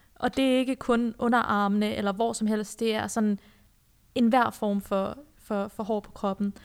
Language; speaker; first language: Danish; early bilingual, other home language; Persian